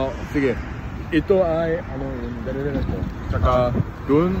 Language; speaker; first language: Filipino; non-native, learner; Korean